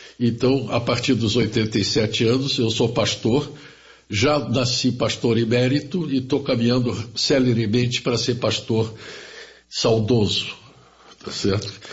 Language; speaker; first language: Portuguese; early bilingual, other home language; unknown